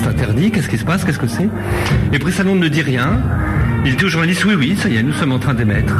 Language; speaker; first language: French; native; French